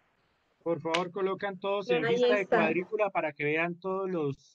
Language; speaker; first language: Spanish; native; Spanish